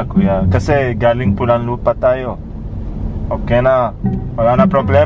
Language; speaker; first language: Filipino; non-native, learner; Arabic